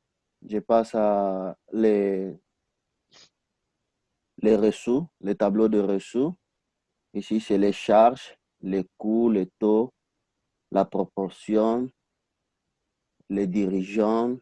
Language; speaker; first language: French; non-native, learner; Arabic